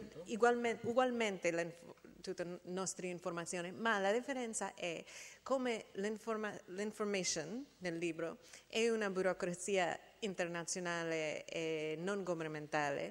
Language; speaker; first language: Italian; non-native, fluent; English